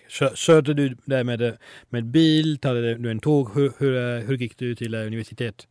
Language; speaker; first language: Swedish; non-native, learner; Italian